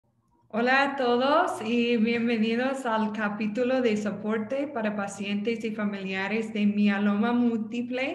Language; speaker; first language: Spanish; non-native, fluent; English